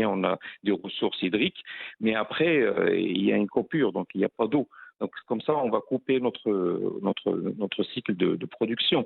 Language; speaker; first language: French; non-native, local second language; Arabic